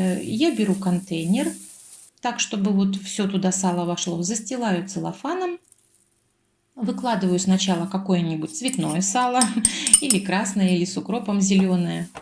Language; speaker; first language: Russian; native; Russian